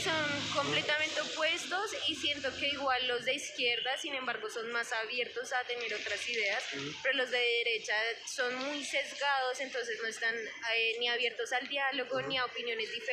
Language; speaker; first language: Spanish; native; Spanish